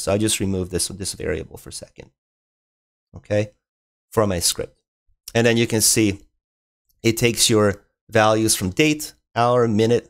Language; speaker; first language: English; native; English